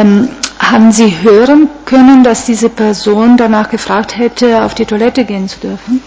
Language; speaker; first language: German; non-native, fluent; Italian